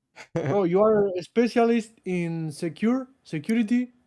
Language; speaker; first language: English; non-native, learner; Portuguese